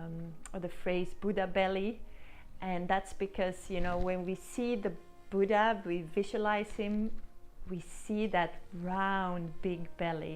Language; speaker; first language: English; non-native, fluent; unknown